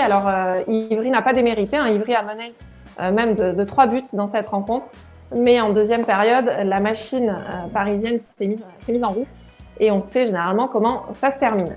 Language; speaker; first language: French; native; French